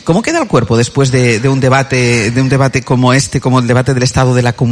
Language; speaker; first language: Spanish; native; Spanish